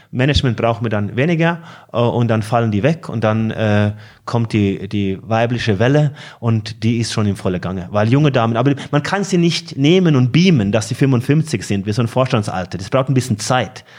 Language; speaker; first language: German; non-native, fluent; Norwegian